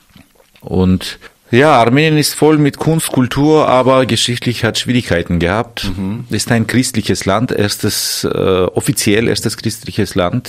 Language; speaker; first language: German; non-native, fluent; Armenian